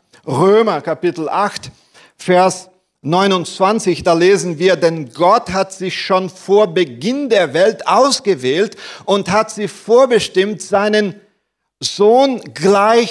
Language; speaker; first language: German; non-native, fluent; Portuguese